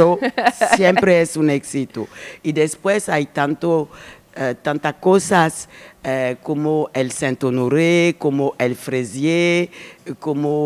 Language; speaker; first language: Spanish; non-native, learner; French